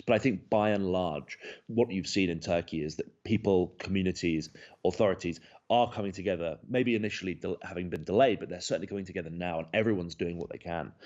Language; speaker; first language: English; native; English